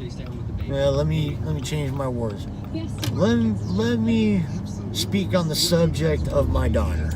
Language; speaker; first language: English; native; English